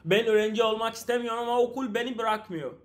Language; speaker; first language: Turkish; non-native, learner; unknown